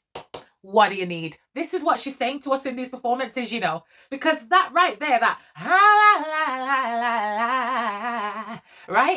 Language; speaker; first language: English; native; English